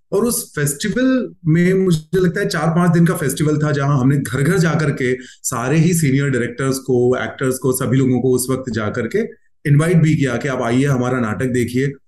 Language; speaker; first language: Hindi; non-native, local second language; Gujarati